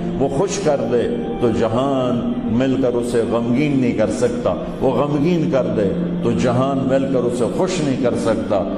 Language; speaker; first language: Urdu; non-native, local second language; Punjabi